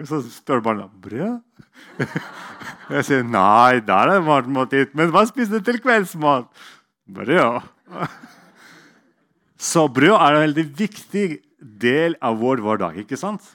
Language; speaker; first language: Norwegian; non-native, fluent; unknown